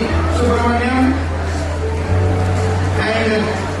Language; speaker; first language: English; non-native, local second language; Telugu